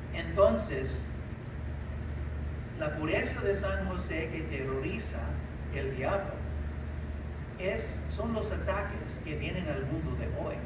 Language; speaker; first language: Spanish; early bilingual, heritage; English